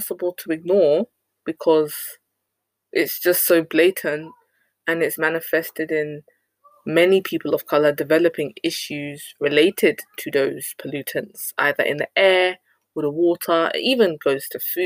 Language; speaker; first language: English; native; English